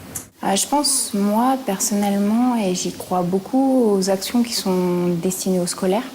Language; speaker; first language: French; native; French